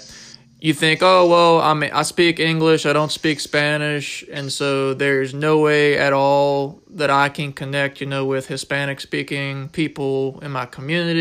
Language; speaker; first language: English; native; English